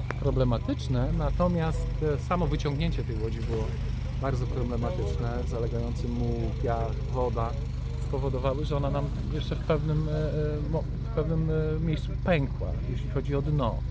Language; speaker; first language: Polish; native; Polish